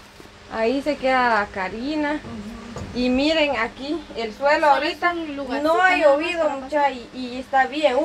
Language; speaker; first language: Spanish; native; Spanish